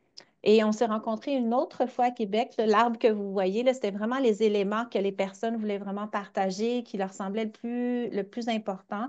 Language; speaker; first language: French; native; French